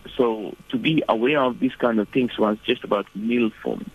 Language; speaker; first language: English; non-native, fluent; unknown